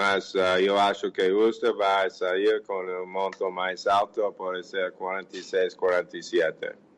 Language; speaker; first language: Portuguese; non-native, fluent; English